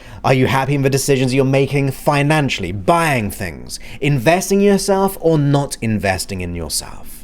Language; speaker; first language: English; native; English